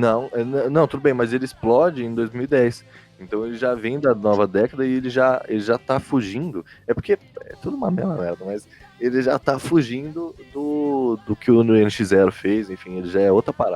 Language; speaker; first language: Portuguese; native; Portuguese